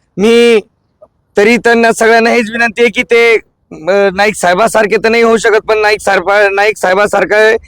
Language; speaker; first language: Marathi; non-native, local second language; Lambadi